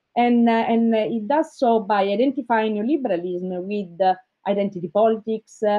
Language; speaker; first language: English; non-native, fluent; Italian